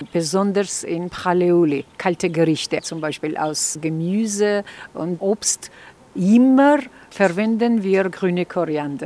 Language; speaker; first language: German; non-native, fluent; Georgian